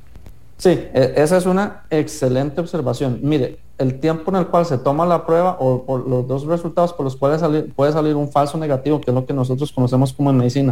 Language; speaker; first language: Spanish; native; Spanish